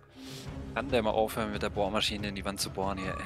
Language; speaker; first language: German; native; German